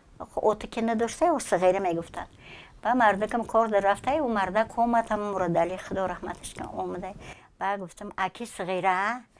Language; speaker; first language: Tajik; non-native, local second language; Russian